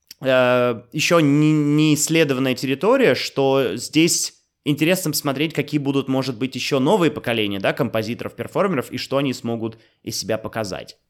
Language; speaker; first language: Russian; native; Russian